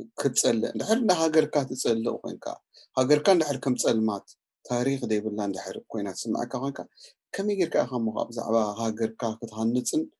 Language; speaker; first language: Tigrinya; native; Tigrinya